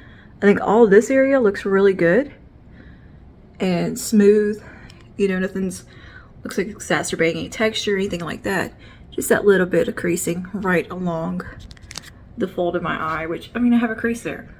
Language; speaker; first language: English; native; English